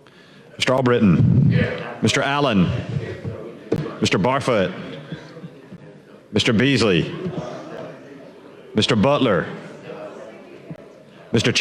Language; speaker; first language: English; native; English